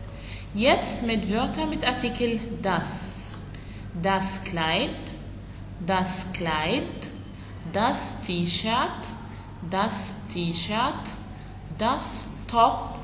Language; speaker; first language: German; non-native, fluent; Arabic